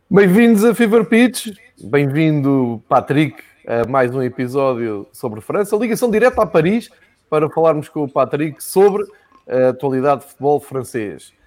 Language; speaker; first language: Portuguese; native; Portuguese